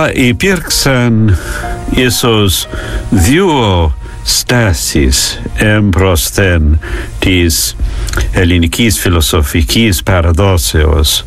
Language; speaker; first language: Greek; non-native, fluent; English